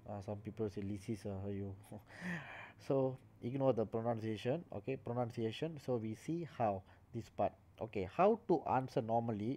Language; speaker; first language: English; non-native, local second language; Tamil